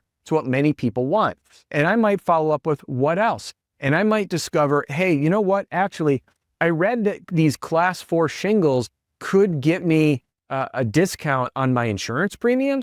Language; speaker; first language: English; native; English